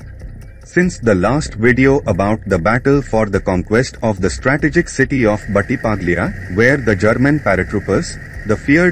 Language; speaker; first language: English; non-native, fluent; Portuguese